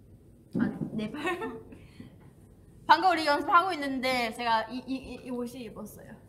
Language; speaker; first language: Korean; non-native, fluent; Chinese